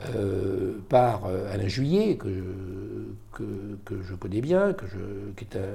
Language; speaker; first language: French; native; French